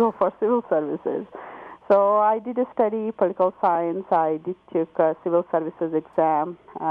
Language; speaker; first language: English; non-native, local second language; Hindi